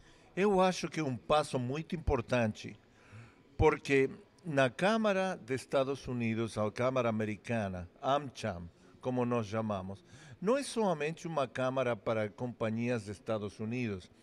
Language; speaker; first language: Portuguese; non-native, fluent; English